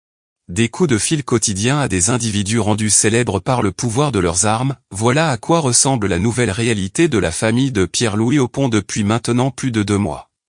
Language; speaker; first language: French; non-native, local second language; Haitian Creole